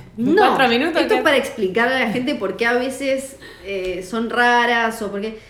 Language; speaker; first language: Spanish; native; Spanish